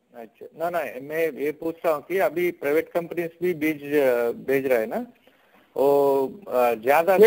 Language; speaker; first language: Hindi; non-native, local second language; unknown